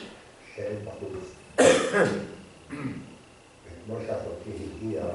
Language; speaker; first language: Hebrew; non-native, fluent; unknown